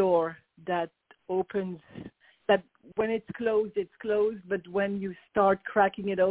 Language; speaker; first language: English; non-native, fluent; French